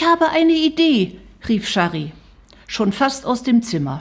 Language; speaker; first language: German; native; German